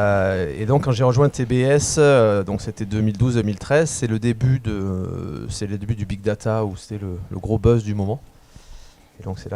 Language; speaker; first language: French; native; French